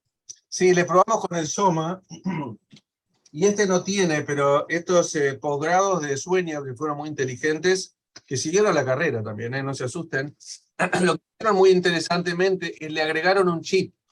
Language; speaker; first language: Spanish; native; Spanish